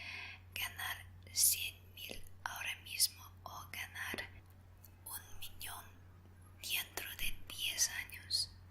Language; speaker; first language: Spanish; non-native, fluent; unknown